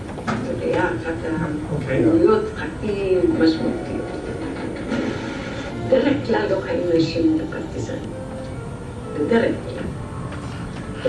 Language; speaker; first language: Hebrew; non-native, fluent; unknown